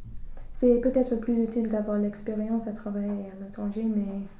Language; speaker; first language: French; non-native, learner; English